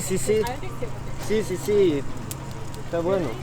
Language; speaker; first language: Spanish; non-native, learner; French